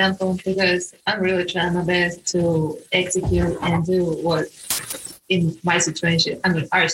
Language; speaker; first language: English; non-native, fluent; Russian